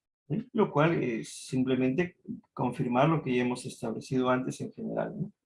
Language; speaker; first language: Spanish; native; Spanish